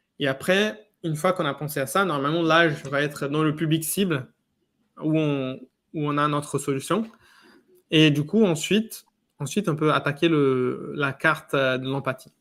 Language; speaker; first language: French; non-native, fluent; Portuguese